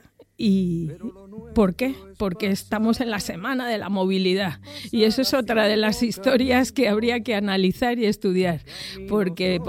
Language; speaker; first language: Spanish; native; Spanish